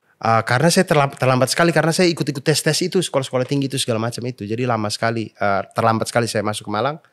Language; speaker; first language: Indonesian; native; Indonesian